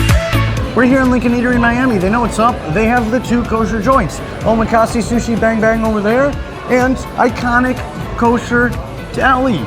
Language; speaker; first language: English; native; English